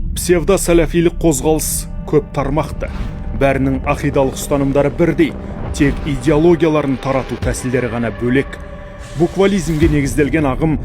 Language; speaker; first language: Kazakh; native; Kazakh